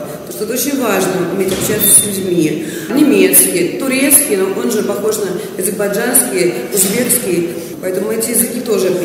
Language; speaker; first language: Russian; native; Russian